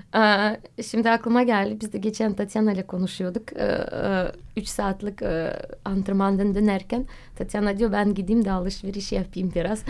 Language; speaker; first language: Turkish; non-native, fluent; Russian